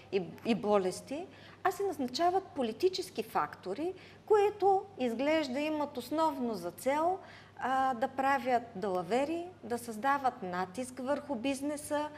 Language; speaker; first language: Bulgarian; native; Bulgarian